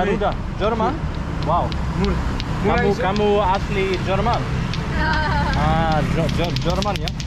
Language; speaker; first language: Indonesian; non-native, learner; German